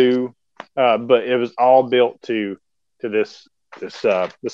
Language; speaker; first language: English; native; English